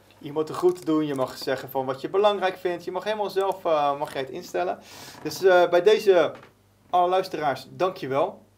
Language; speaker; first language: Dutch; native; Dutch